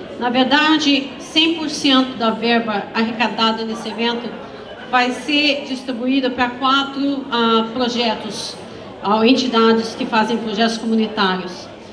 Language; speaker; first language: Portuguese; native; Portuguese